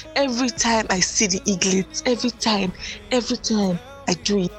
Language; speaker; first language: English; non-native, local second language; Yoruba